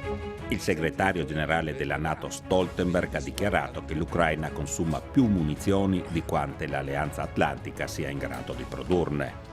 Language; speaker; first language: Italian; native; Italian